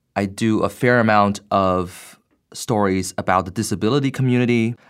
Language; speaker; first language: English; non-native, fluent; Chinese